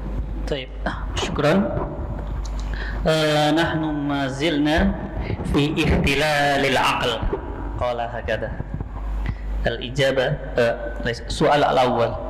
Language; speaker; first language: Arabic; non-native, local second language; Indonesian